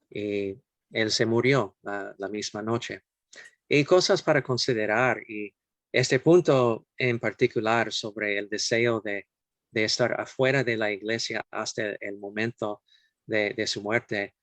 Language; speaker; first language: Spanish; non-native, fluent; English